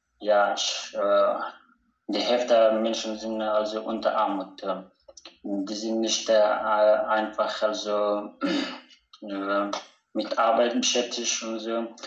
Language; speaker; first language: German; non-native, learner; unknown